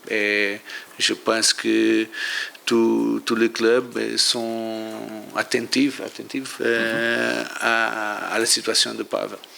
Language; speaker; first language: French; non-native, learner; Portuguese